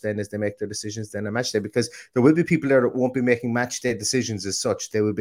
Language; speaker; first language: English; native; English